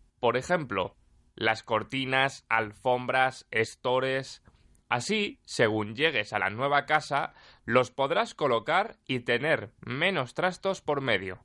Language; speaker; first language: Spanish; native; Spanish